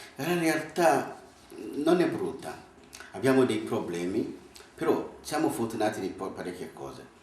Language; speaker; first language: Italian; non-native, fluent; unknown